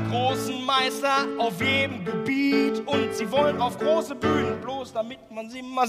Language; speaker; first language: German; native; German